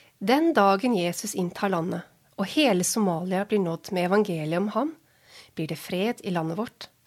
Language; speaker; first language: Norwegian; native; Norwegian